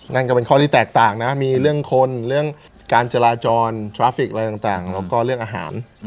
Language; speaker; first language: Thai; native; Thai